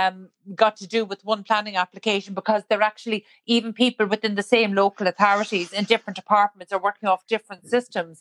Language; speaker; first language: English; native; English